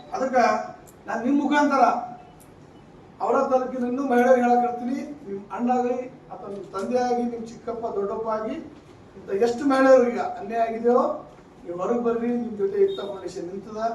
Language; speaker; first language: Kannada; native; Kannada